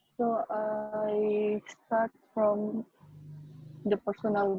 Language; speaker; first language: English; non-native, learner; Indonesian